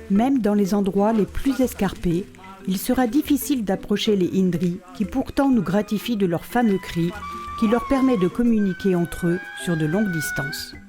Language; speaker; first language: French; native; French